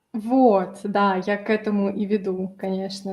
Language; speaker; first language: Russian; native; Russian